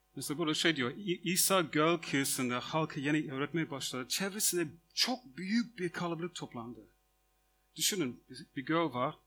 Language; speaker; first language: Turkish; non-native, fluent; English